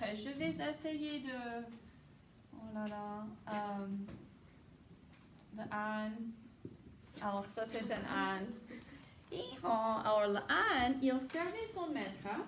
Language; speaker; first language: French; non-native, fluent; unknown